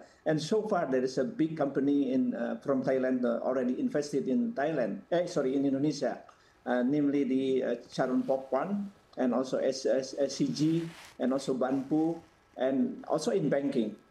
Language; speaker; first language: English; non-native, fluent; Indonesian